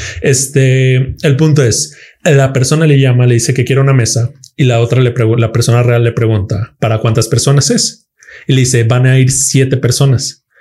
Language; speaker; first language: Spanish; native; Spanish